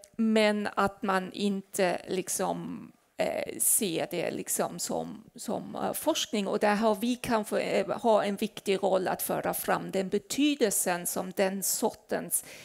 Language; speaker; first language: Swedish; non-native, fluent; German